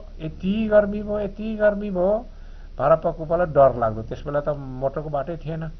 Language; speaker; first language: Nepali; non-native, local second language; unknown